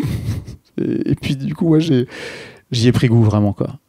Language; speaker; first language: French; native; French